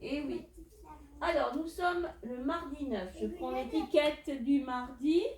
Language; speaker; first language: French; native; French